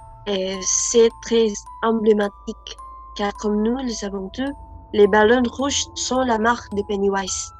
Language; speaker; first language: French; non-native, learner; Indonesian